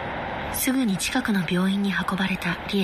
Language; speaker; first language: Japanese; native; Japanese